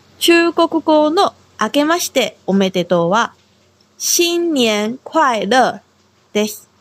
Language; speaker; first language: Japanese; non-native, fluent; Chinese